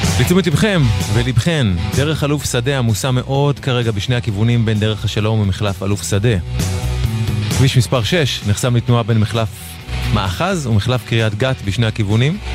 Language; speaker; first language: Hebrew; native; Hebrew